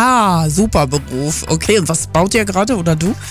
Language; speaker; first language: German; native; German